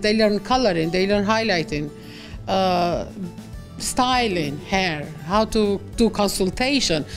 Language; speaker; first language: English; non-native, fluent; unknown